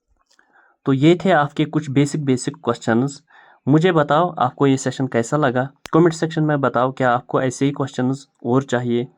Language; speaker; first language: Hindi; non-native, local second language; Kashmiri